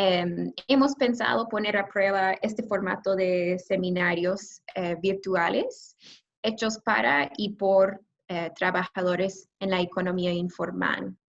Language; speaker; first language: Spanish; non-native, fluent; English